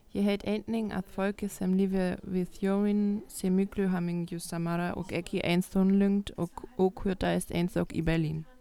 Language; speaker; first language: Icelandic; non-native, learner; German